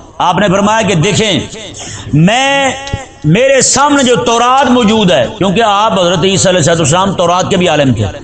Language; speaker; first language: Urdu; native; Urdu